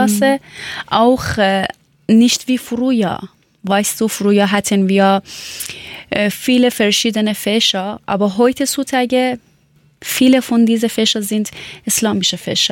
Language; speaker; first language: German; non-native, learner; Persian